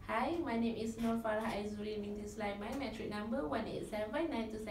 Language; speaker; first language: English; non-native, local second language; Malay